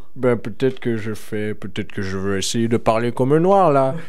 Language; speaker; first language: French; native; French